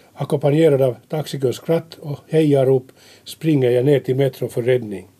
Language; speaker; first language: Swedish; native; Swedish